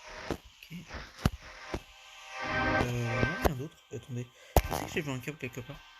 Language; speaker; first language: French; native; French